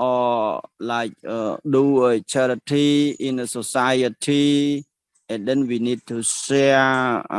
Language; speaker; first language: English; non-native, learner; Khmer